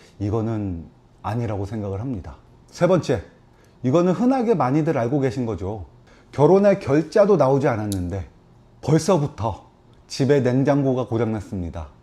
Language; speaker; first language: Korean; native; Korean